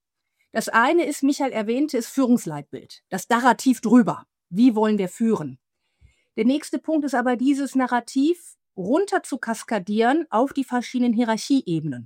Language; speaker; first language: German; native; German